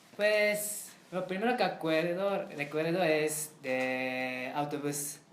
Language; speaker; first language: Spanish; non-native, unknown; Japanese